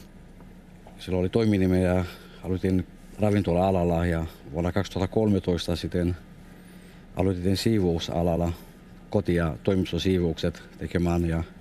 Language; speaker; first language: Finnish; non-native, fluent; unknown